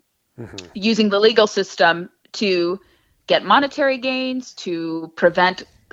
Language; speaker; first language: English; native; English